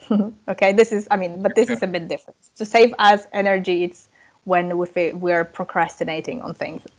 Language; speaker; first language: English; non-native, fluent; Russian